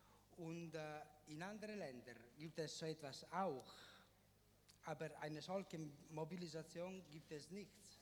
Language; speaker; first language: German; non-native, fluent; Italian